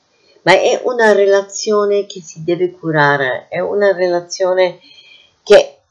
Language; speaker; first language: Italian; non-native, fluent; English